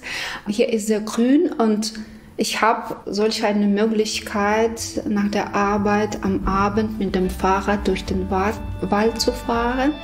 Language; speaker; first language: German; non-native, fluent; Ukrainian